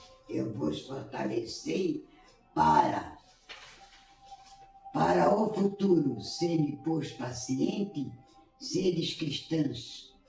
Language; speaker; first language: Portuguese; native; Portuguese